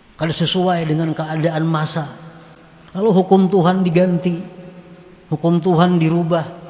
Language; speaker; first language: Indonesian; native; Indonesian